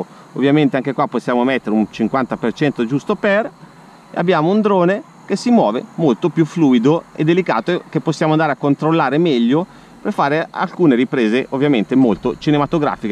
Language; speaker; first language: Italian; native; Italian